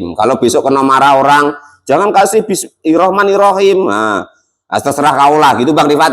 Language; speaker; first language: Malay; non-native, local second language; Javanese